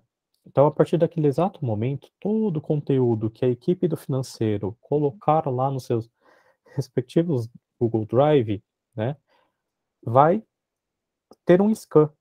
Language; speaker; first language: Portuguese; native; Portuguese